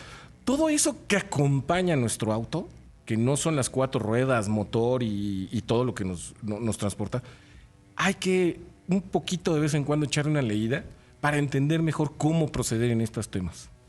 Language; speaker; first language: Spanish; native; Spanish